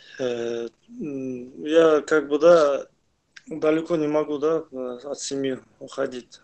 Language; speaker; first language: Russian; non-native, local second language; Kazakh